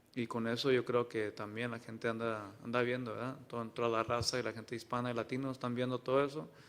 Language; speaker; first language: Spanish; early bilingual, heritage; Spanish